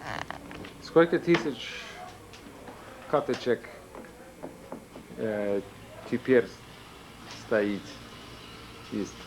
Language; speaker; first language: Russian; non-native, fluent; English